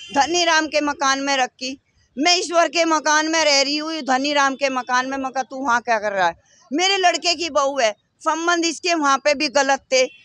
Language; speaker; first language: Hindi; native; Hindi